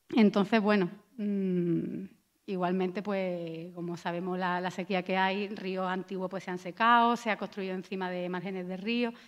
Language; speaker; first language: Spanish; native; Spanish